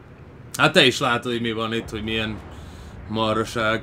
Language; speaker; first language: Hungarian; early bilingual, heritage; Hungarian